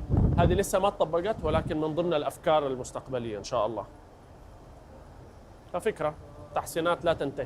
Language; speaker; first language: Arabic; native; Arabic